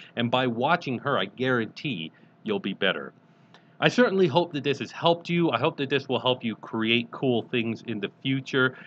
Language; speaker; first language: English; native; English